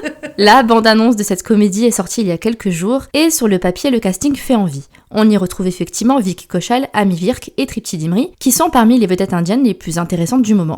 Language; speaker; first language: French; native; French